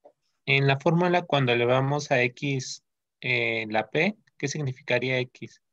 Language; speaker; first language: Spanish; native; Spanish